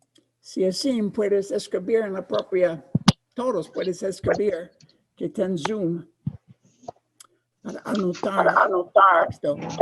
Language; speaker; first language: Spanish; non-native, fluent; English